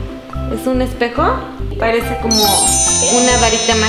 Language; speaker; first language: Spanish; native; Spanish